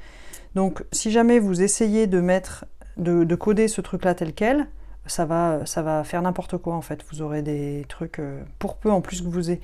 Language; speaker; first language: French; native; French